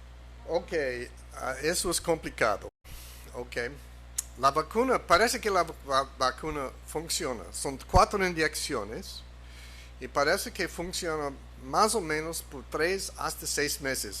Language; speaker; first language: Spanish; non-native, fluent; English